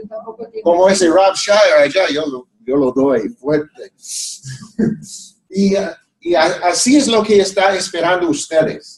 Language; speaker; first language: Spanish; non-native, fluent; English